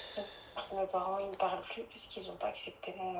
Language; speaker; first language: French; native; French